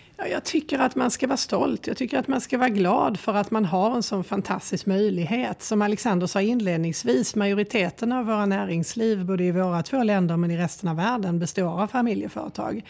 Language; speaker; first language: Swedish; native; Swedish